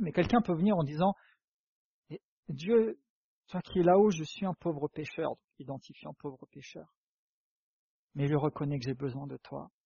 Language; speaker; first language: French; native; French